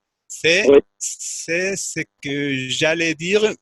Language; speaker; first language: French; non-native, fluent; Spanish